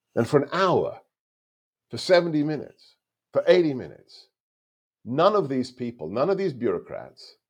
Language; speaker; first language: English; non-native, local second language; Hungarian